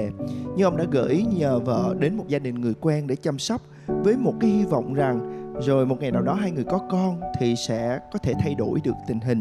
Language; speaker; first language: Vietnamese; native; Vietnamese